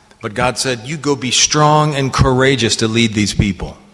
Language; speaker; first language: English; native; English